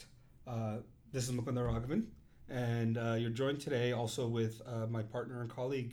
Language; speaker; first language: English; early bilingual, other home language; Kannada